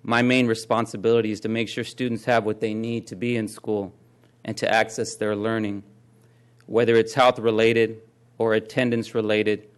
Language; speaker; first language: English; native; English